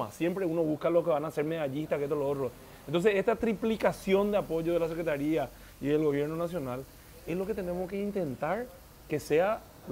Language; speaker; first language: Spanish; native; Spanish